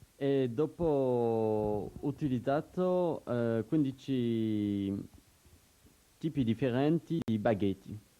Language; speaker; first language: Italian; non-native, learner; French